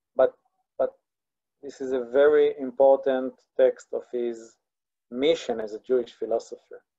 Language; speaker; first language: English; non-native, fluent; Hebrew